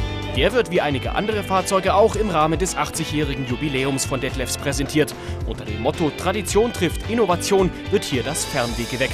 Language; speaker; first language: German; native; German